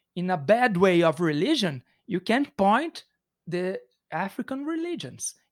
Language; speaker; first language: English; non-native, learner; Portuguese